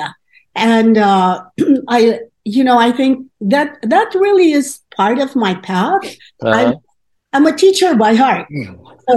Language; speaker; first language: English; non-native, local second language; Filipino